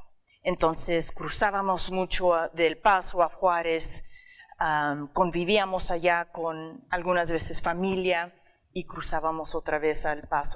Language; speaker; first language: Spanish; early bilingual, heritage; English